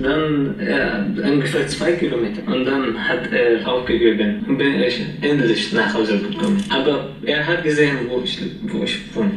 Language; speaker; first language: German; non-native, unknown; Arabic